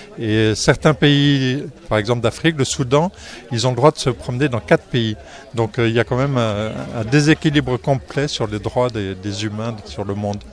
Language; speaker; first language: French; native; French